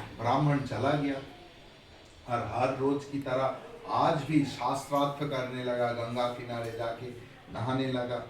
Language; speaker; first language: Hindi; non-native, local second language; Bangla